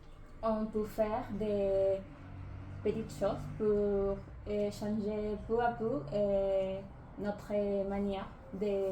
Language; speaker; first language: French; non-native, learner; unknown